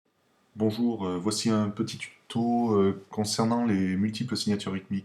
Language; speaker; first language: French; native; French